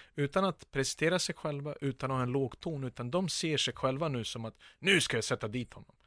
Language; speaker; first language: Swedish; early bilingual, other home language; Bosnian